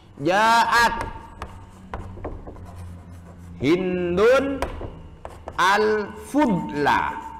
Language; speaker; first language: Arabic; non-native, fluent; Madurese